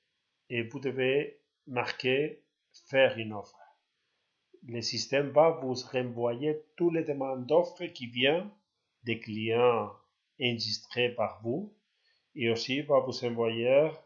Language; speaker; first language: French; non-native, learner; Spanish